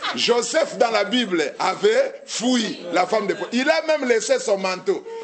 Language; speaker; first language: French; non-native, local second language; Lingala